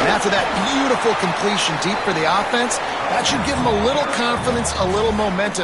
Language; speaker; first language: English; native; English